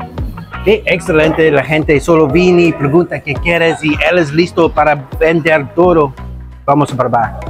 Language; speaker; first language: Spanish; non-native, learner; English